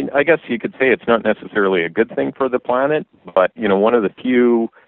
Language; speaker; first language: English; native; English